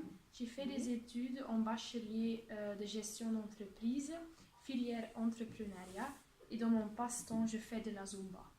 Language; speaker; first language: French; non-native, local second language; Dutch